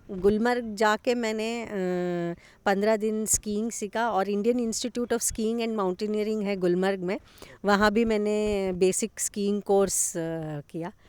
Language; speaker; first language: Hindi; non-native, local second language; Kannada